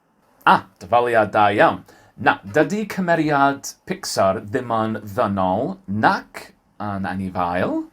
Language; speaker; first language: Welsh; non-native, learner; English